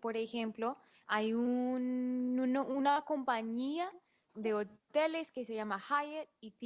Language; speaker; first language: Spanish; non-native, fluent; English